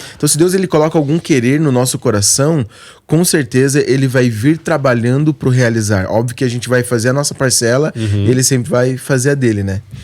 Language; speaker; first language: Portuguese; native; Portuguese